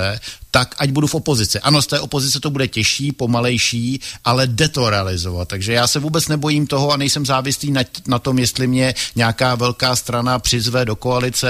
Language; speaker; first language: Czech; native; Czech